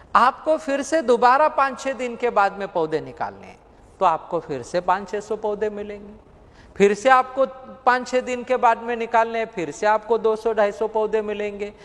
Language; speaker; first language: Hindi; non-native, local second language; Marathi